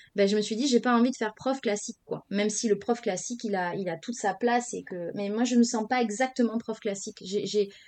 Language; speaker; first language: French; native; French